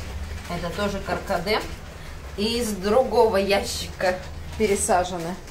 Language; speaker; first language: Russian; native; Russian